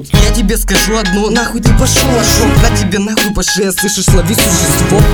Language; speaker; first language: Russian; native; Russian